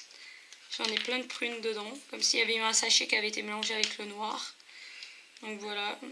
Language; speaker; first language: French; native; French